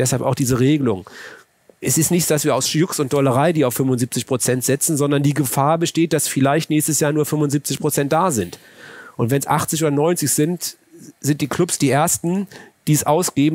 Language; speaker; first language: German; native; German